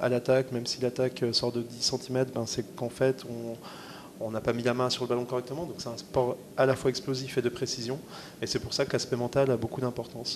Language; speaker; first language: French; native; French